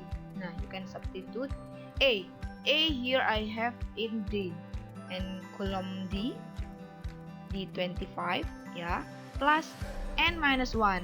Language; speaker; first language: English; non-native, learner; Indonesian